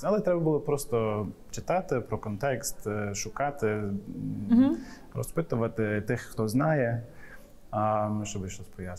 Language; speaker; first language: Ukrainian; non-native, fluent; English